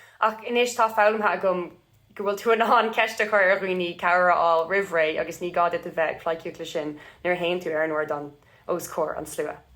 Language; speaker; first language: Irish; non-native, local second language; English